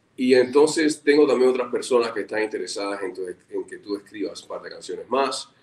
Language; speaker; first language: Spanish; native; Spanish